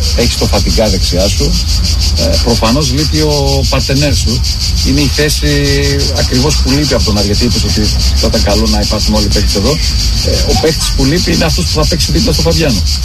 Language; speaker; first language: Greek; native; Greek